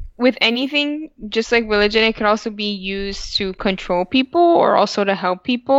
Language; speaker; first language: English; early bilingual, other home language; Spanish